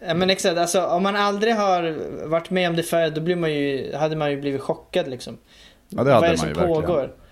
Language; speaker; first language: Swedish; native; Swedish